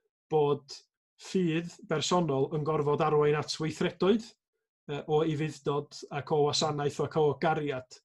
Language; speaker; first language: Welsh; native; Welsh